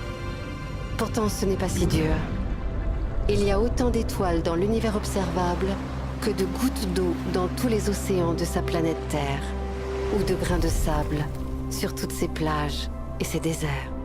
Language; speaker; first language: French; native; French